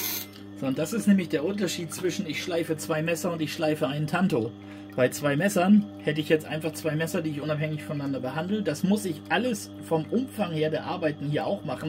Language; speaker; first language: German; native; German